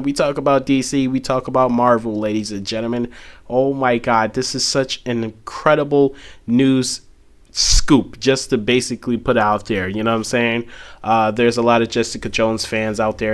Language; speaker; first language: English; native; English